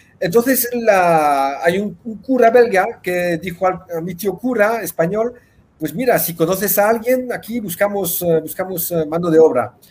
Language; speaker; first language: Spanish; early bilingual, heritage; Spanish